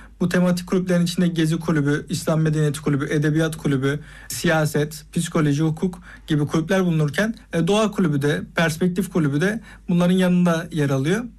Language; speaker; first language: Turkish; native; Turkish